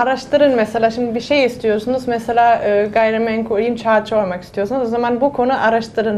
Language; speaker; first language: Turkish; non-native, fluent; German